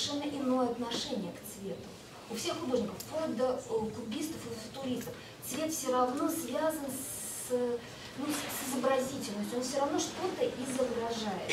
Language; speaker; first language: Russian; native; Russian